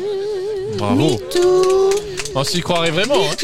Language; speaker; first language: French; native; French